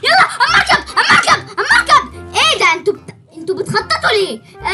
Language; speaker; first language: Arabic; native; Arabic